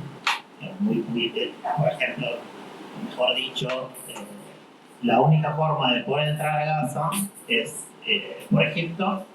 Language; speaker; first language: Spanish; non-native, fluent; Arabic